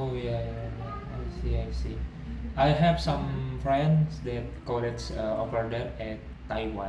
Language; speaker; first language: English; non-native, learner; Indonesian